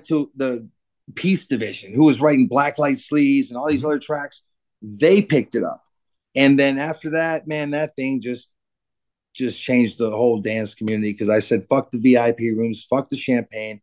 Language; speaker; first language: English; native; English